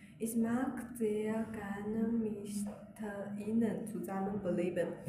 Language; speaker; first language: German; non-native, learner; Chinese